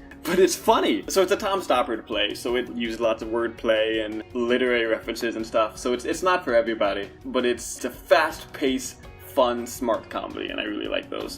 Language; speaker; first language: English; native; English